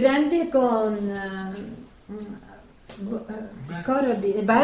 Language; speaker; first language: Spanish; non-native, fluent; Armenian